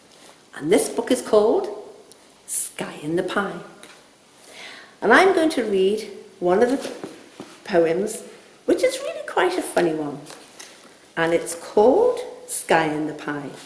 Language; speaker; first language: English; native; English